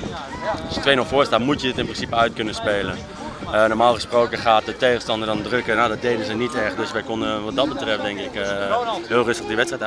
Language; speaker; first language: Dutch; native; Dutch